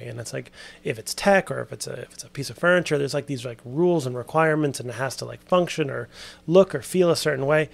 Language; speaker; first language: English; native; English